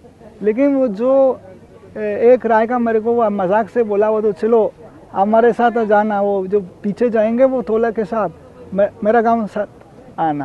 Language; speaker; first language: Hindi; non-native, learner; Italian